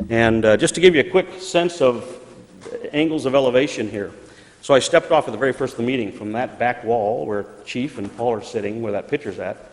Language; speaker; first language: English; native; English